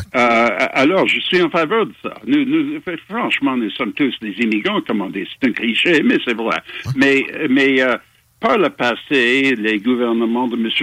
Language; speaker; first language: French; non-native, fluent; English